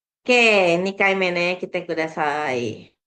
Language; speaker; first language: Japanese; non-native, fluent; Indonesian